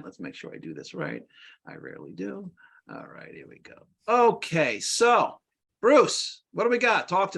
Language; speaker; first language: English; native; English